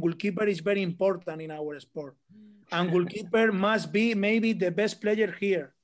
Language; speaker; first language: English; non-native, learner; Spanish